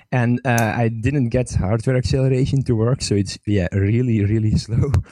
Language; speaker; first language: English; non-native, fluent; Estonian